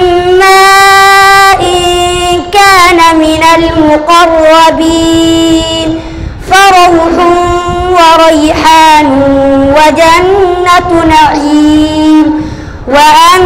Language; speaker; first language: Arabic; non-native, local second language; Somali